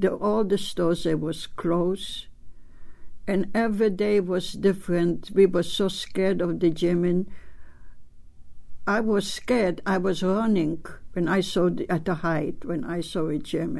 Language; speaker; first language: English; non-native, learner; Polish